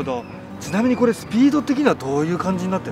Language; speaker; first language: Japanese; native; Japanese